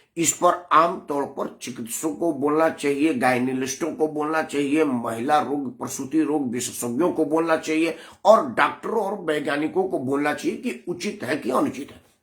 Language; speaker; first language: Hindi; native; Hindi